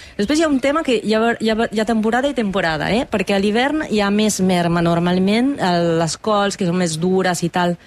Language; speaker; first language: Catalan; non-native, fluent; Italian